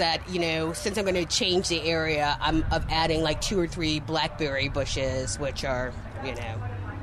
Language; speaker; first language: English; native; English